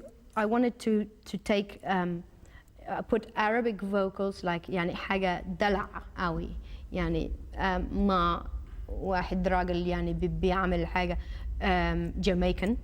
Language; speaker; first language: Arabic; early bilingual, heritage; Arabic